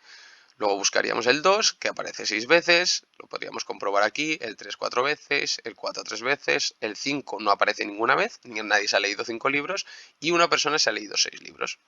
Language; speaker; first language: Spanish; native; Spanish